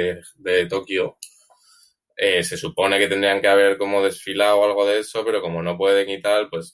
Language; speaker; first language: Spanish; native; Spanish